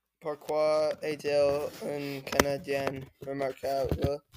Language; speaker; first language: French; non-native, learner; English